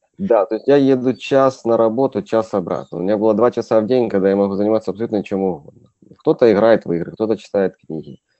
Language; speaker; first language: Russian; native; Russian